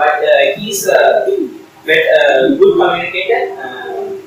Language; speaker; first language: English; non-native, learner; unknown